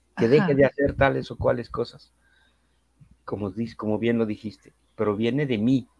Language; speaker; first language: Spanish; native; Spanish